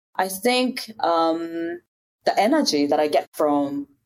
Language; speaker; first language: English; non-native, fluent; Japanese